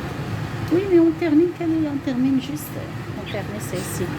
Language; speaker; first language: French; non-native, local second language; Arabic